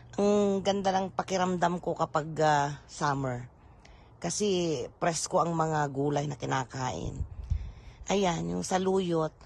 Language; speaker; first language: Filipino; non-native, local second language; Iloko